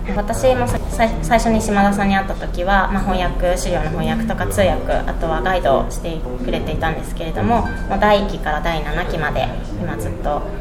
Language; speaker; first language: Japanese; native; Japanese